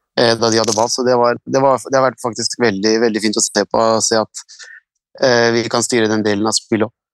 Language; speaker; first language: Norwegian; early bilingual, other home language; Arabic